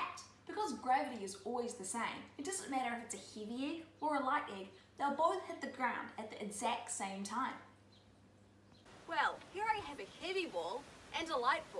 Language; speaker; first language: English; native; English